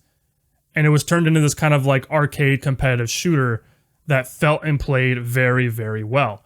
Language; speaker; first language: English; native; English